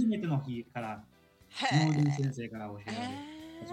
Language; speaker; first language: Japanese; non-native, fluent; Uzbek